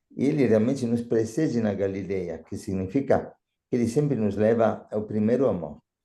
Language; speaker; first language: Portuguese; non-native, fluent; Italian